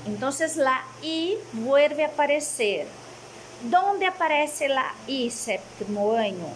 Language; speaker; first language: Spanish; non-native, fluent; Portuguese